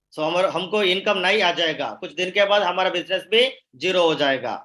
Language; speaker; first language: Hindi; non-native, local second language; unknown